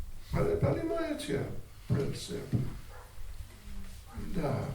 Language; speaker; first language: Russian; non-native, learner; English